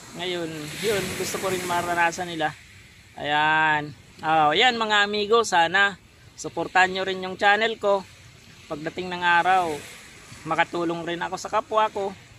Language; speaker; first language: Filipino; non-native, local second language; Bikol